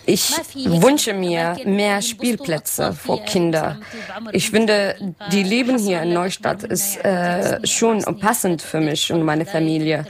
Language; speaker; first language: German; non-native, learner; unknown